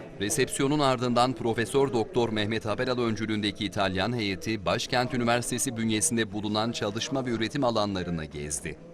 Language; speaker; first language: Turkish; native; Turkish